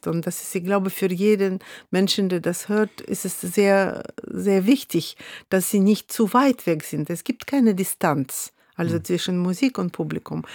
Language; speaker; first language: German; non-native, fluent; Russian